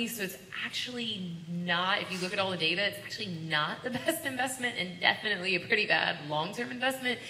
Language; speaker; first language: English; native; English